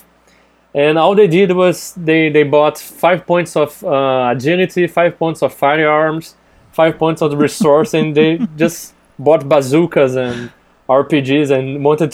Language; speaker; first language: English; non-native, fluent; Portuguese